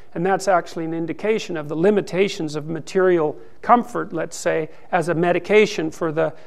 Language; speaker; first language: English; native; English